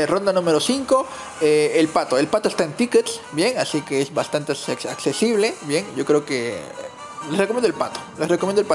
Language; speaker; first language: Spanish; native; Spanish